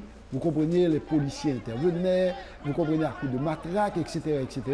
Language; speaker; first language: French; non-native, local second language; Haitian Creole